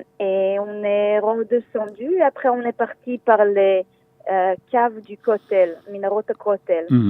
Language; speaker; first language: French; non-native, fluent; Hebrew